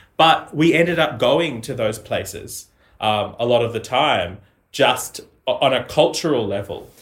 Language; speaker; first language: English; native; English